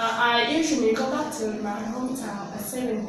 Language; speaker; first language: English; non-native, learner; Vietnamese